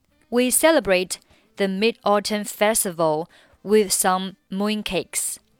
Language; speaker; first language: English; non-native, fluent; Chinese